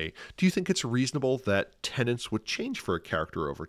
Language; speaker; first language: English; native; English